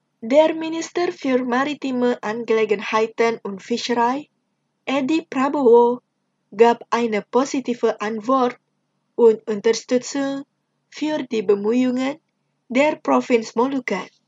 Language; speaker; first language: German; non-native, fluent; Indonesian